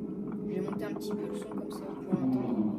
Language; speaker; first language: French; native; French